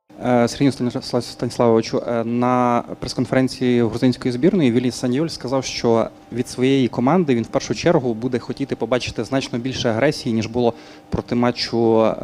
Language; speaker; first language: Ukrainian; native; Ukrainian